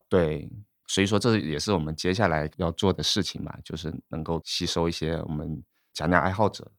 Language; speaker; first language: Chinese; native; Chinese